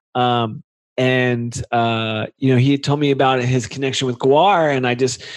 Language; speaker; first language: English; native; English